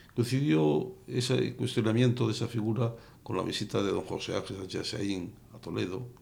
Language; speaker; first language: Spanish; native; Spanish